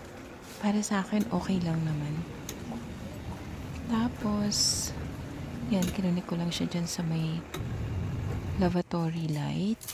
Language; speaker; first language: Filipino; native; Filipino